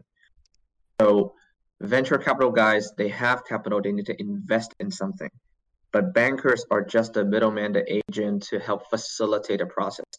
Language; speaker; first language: English; non-native, local second language; Cantonese